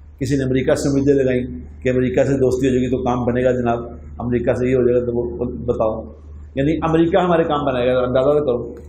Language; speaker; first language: Urdu; non-native, local second language; Punjabi